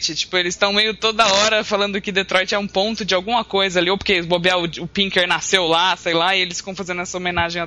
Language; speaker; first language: Portuguese; native; Portuguese